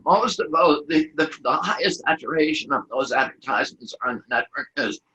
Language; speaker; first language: English; native; English